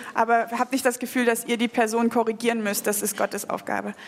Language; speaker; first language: German; native; German